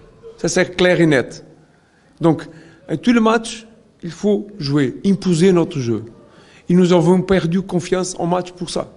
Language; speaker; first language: French; non-native, learner; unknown